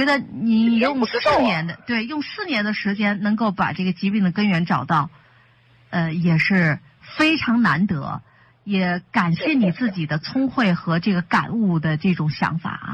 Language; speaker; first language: Chinese; native; Chinese